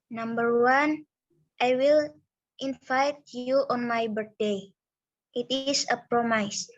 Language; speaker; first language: English; non-native, local second language; Indonesian